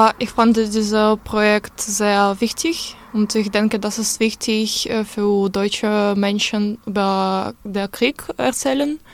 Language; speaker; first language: German; non-native, learner; Russian